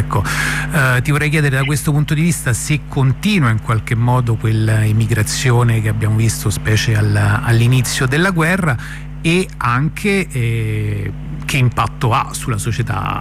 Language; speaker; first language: Italian; native; Italian